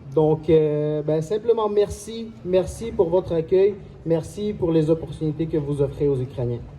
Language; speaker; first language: French; non-native, fluent; Ukrainian